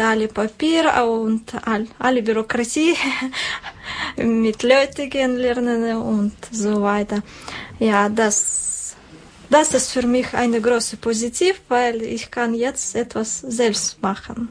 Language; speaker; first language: German; non-native, learner; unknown